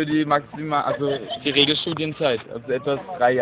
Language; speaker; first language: German; native; German